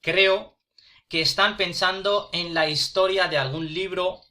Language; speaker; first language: Spanish; non-native, fluent; Urdu